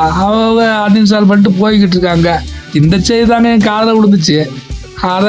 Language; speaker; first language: Tamil; native; Tamil